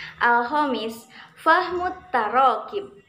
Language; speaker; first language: Arabic; non-native, learner; Indonesian